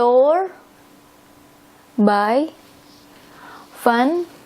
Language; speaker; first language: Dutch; non-native, learner; Indonesian